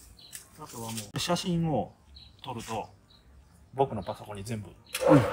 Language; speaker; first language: Japanese; non-native, fluent; Thai